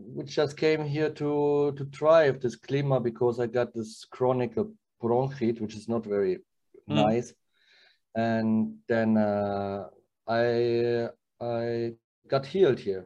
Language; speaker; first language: English; non-native, learner; German